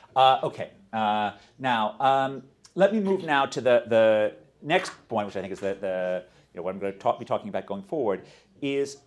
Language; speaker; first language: English; native; English